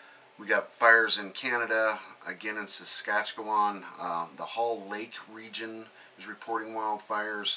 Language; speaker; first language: English; native; English